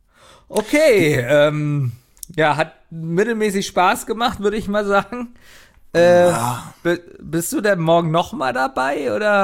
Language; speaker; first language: German; native; German